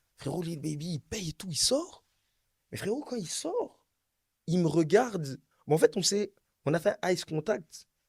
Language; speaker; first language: French; native; French